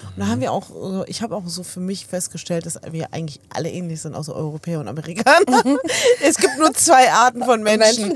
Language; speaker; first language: German; early bilingual, other home language; Arabic